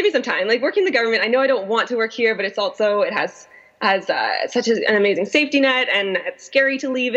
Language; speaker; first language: English; native; English